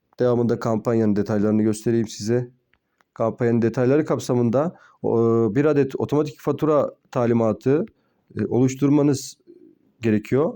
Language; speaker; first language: Turkish; native; Turkish